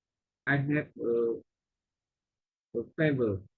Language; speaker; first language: English; non-native, learner; Vietnamese